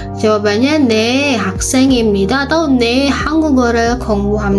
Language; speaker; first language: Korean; non-native, fluent; Indonesian